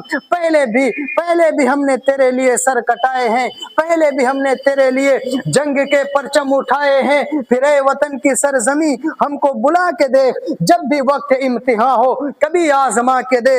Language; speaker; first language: Urdu; native; Urdu